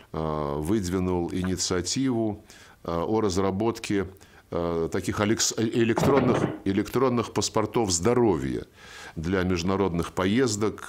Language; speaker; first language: Russian; native; Russian